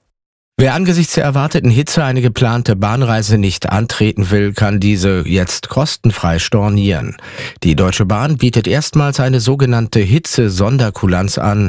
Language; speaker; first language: German; native; German